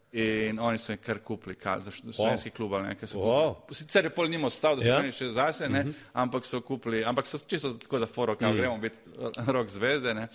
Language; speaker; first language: Slovenian; early bilingual, other home language; Croatian